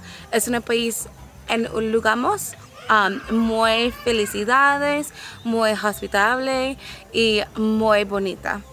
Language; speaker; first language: Spanish; non-native, learner; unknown